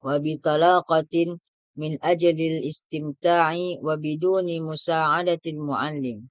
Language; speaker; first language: Arabic; non-native, learner; Indonesian